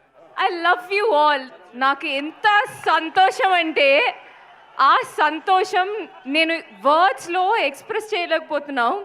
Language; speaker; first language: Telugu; non-native, learner; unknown